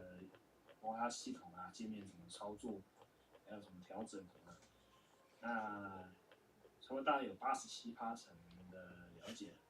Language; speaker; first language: Chinese; native; Chinese